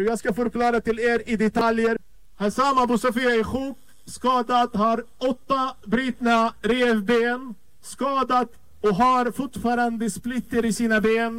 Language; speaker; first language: Swedish; non-native, fluent; Arabic